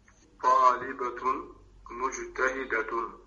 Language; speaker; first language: Arabic; non-native, learner; French